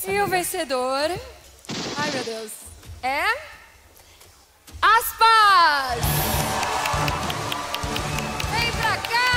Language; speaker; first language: Portuguese; native; Portuguese